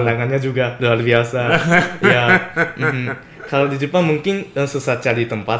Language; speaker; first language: Indonesian; non-native, fluent; Japanese